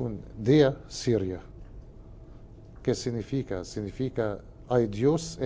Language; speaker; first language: Spanish; non-native, fluent; Arabic